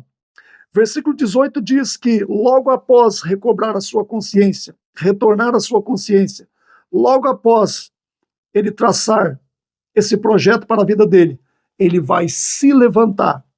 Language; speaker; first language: Portuguese; native; Portuguese